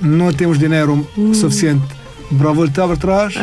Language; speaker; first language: Portuguese; non-native, learner; Arabic